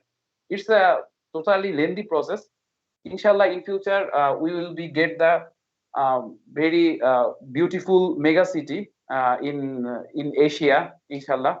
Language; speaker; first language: English; non-native, learner; Bangla